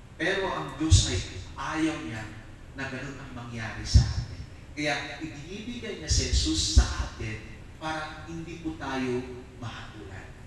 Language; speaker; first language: Filipino; non-native, local second language; Iloko